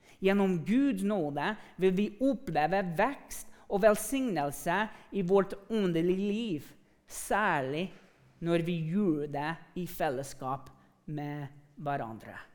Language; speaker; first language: Norwegian; non-native, fluent; English